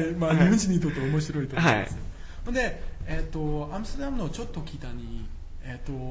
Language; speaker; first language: Japanese; non-native, fluent; Dutch